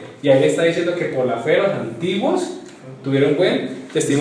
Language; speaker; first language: Spanish; native; Spanish